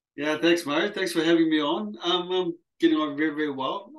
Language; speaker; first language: English; early bilingual, other home language; Samoan